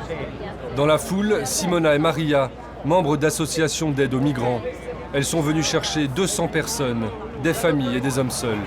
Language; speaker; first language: French; native; French